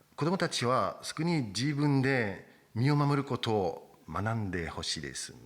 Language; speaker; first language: Japanese; non-native, learner; French